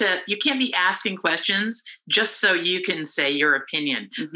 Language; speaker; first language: English; native; English